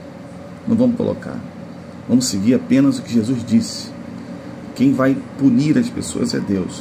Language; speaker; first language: Portuguese; native; Portuguese